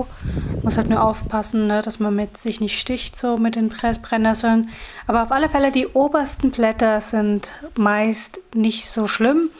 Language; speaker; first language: German; native; German